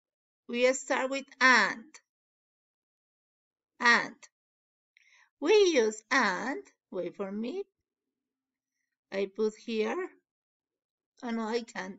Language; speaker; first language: English; non-native, learner; Spanish